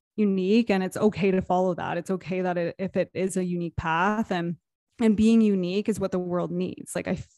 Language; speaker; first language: English; native; English